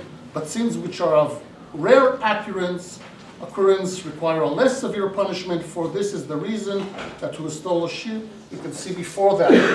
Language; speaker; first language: English; non-native, fluent; Hebrew